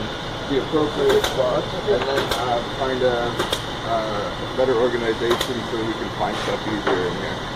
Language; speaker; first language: English; native; English